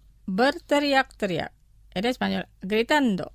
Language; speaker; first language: Spanish; non-native, fluent; Indonesian